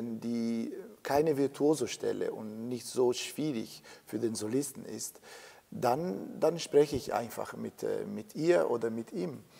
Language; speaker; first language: German; non-native, fluent; Italian